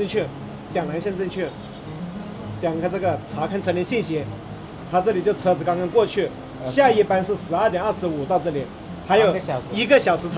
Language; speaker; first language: Chinese; native; Chinese